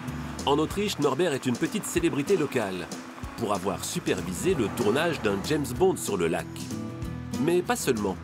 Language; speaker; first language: French; native; French